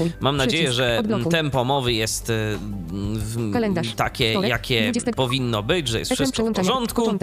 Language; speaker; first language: Polish; native; Polish